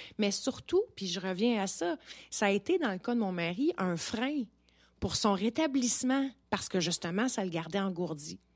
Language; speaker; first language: French; native; French